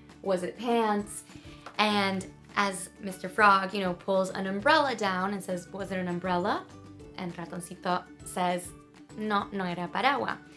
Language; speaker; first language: English; early bilingual, other home language; Spanish